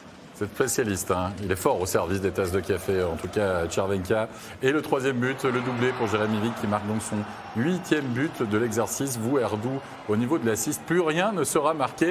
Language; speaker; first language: French; native; French